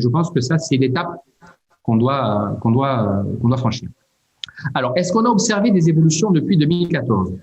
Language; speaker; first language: French; native; French